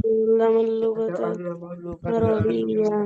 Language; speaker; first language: Arabic; non-native, learner; Bangla